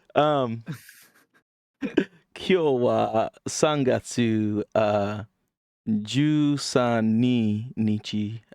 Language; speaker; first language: Japanese; non-native, learner; English